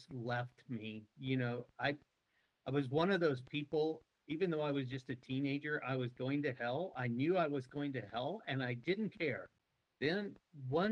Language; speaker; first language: English; native; English